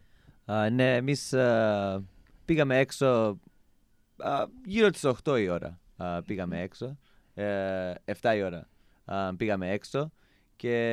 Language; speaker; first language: Greek; non-native, fluent; English